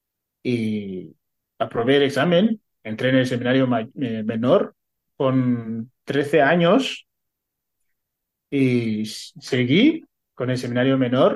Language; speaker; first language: Spanish; non-native, fluent; Kinyarwanda